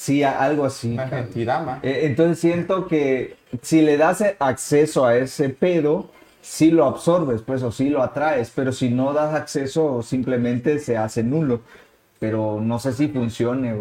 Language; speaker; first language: Spanish; native; Spanish